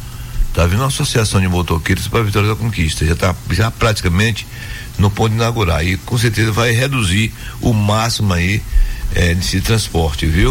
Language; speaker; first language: Portuguese; native; Portuguese